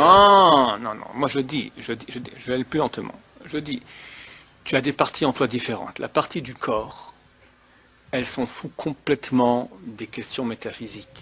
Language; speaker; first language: French; native; French